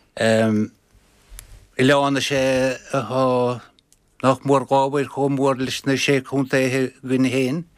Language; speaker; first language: Irish; native; Irish